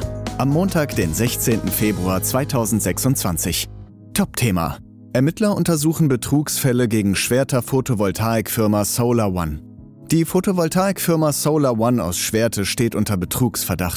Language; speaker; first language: German; native; German